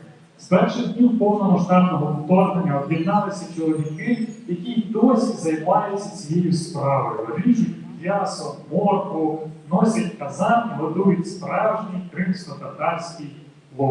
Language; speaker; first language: Ukrainian; native; Ukrainian